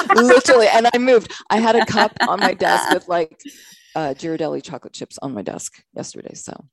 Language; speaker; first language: English; native; English